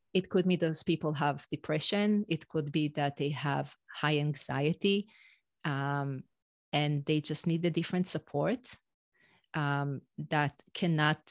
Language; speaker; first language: English; non-native, fluent; Hebrew